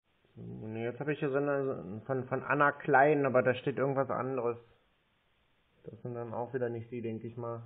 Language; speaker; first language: German; native; German